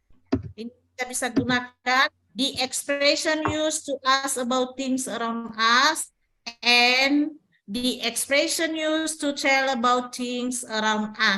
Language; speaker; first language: English; non-native, learner; Indonesian